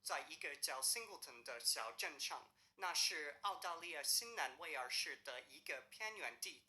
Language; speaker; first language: Chinese; non-native, learner; English